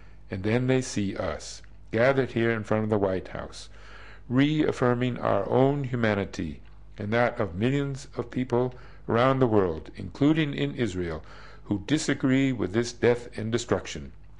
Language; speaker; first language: English; native; English